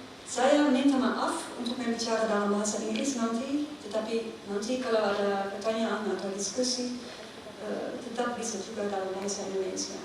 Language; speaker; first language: Indonesian; non-native, learner; Dutch